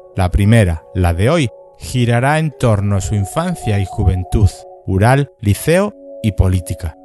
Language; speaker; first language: Spanish; native; Spanish